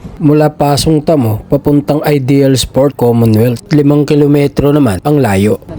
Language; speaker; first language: Filipino; native; Filipino